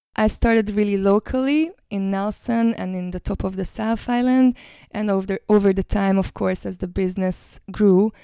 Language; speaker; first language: English; non-native, fluent; Hungarian